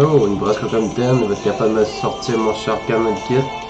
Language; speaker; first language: French; native; French